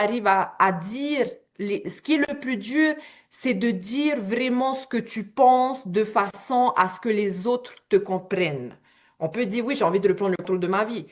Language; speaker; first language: French; native; French